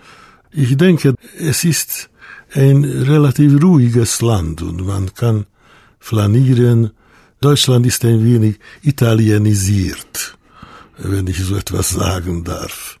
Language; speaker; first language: German; non-native, fluent; Hungarian